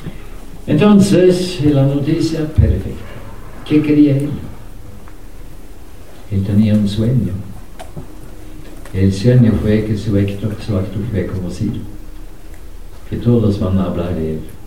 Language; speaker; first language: Spanish; non-native, fluent; Norwegian